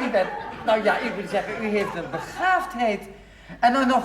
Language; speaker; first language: Dutch; native; Dutch